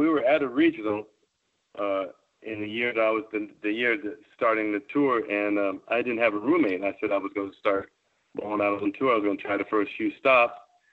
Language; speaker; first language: English; native; English